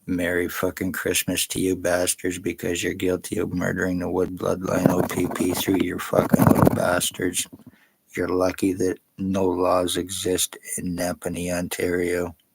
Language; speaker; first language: English; native; English